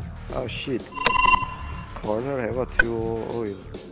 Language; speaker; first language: English; non-native, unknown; Turkish